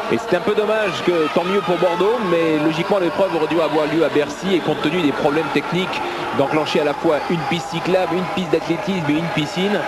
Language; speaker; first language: French; native; French